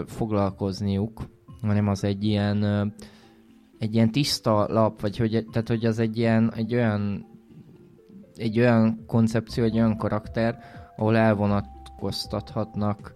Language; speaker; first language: Hungarian; native; Hungarian